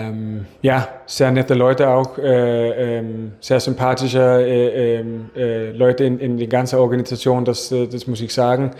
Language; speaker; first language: German; non-native, fluent; Danish